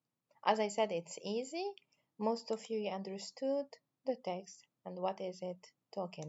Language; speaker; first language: English; non-native, fluent; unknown